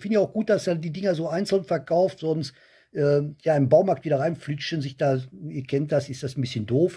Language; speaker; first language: German; native; German